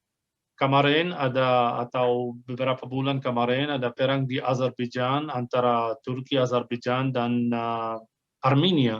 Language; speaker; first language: Indonesian; non-native, fluent; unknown